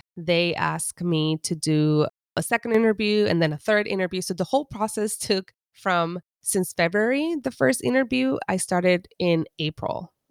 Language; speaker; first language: English; non-native, fluent; Spanish